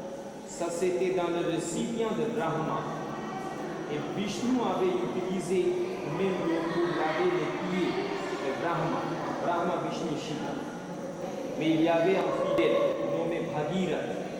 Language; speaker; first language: French; non-native, local second language; Hindi